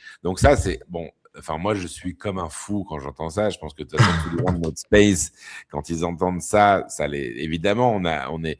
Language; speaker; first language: French; native; French